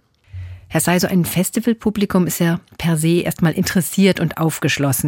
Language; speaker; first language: German; native; German